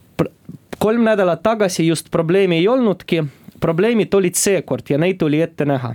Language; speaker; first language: Estonian; non-native, local second language; Russian